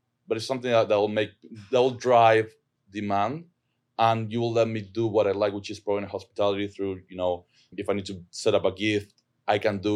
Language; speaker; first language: English; non-native, fluent; Spanish